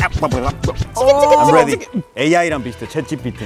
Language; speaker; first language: Korean; non-native, fluent; Spanish